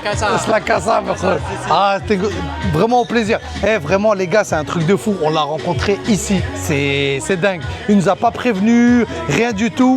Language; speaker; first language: French; native; French